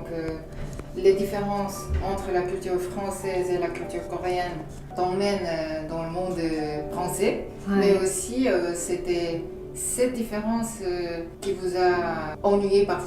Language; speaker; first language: French; non-native, fluent; Korean